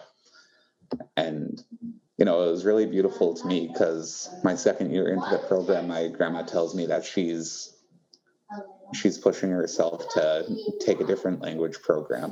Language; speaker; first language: English; native; English